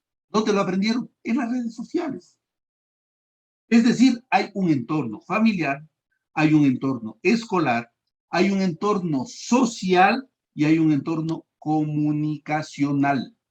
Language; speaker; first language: Spanish; native; Spanish